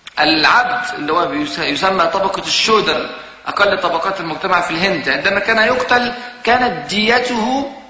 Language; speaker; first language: Arabic; native; Arabic